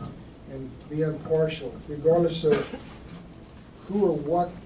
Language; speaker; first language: English; native; English